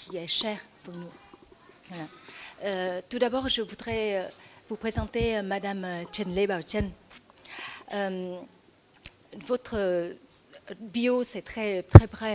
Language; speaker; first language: French; non-native, fluent; Vietnamese